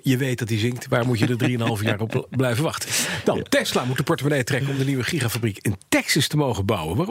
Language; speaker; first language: Dutch; native; Dutch